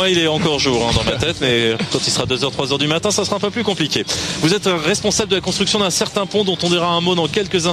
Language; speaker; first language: French; native; French